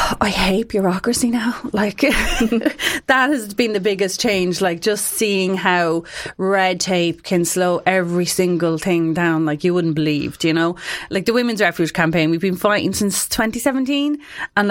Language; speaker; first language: English; native; English